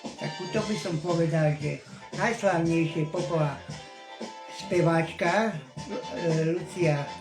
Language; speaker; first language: Slovak; non-native, local second language; Romany